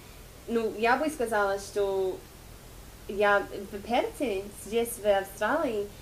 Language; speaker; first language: Russian; non-native, fluent; English